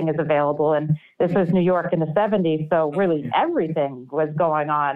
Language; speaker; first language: English; native; English